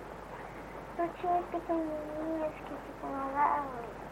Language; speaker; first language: Portuguese; early bilingual, heritage; Portuguese